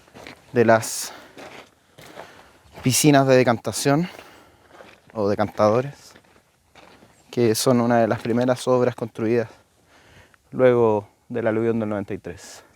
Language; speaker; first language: Spanish; native; Spanish